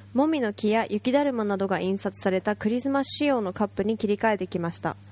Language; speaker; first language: Japanese; native; Japanese